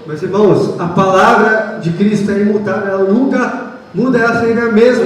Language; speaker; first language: Portuguese; native; Portuguese